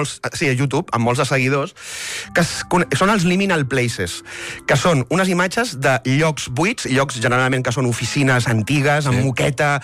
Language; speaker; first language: Catalan; native; Catalan